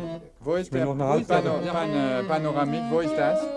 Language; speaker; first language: German; non-native, learner; French